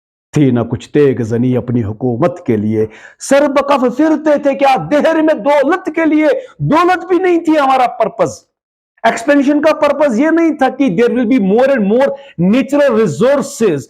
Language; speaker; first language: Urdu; native; Urdu